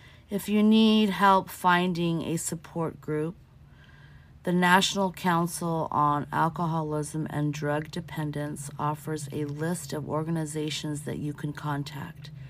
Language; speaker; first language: English; early bilingual, other home language; Portuguese